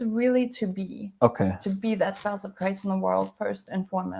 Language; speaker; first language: English; native; English